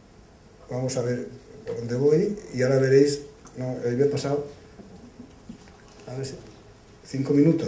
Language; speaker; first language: Spanish; native; Spanish